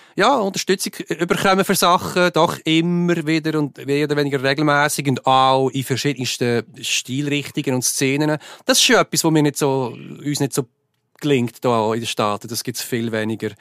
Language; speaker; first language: German; native; German